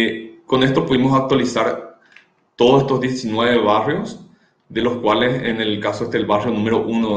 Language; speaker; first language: Spanish; native; Spanish